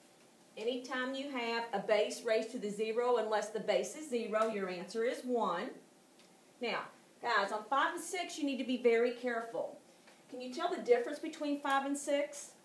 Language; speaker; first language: English; native; English